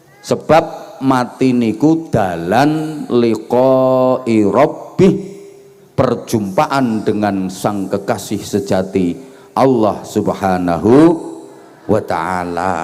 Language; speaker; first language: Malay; non-native, local second language; Javanese